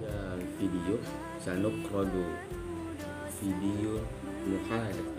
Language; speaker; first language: Arabic; non-native, learner; Indonesian